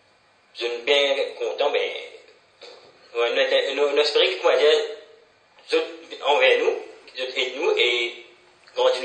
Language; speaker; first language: French; non-native, local second language; Morisyen